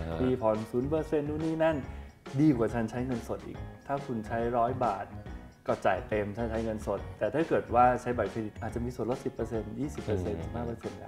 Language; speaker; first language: Thai; native; Thai